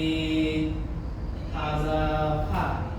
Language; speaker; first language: Vietnamese; non-native, learner; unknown